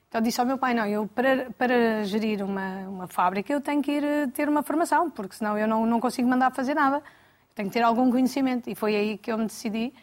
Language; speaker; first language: Portuguese; native; Portuguese